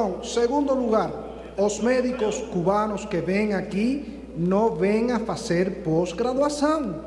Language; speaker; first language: Portuguese; non-native, fluent; Spanish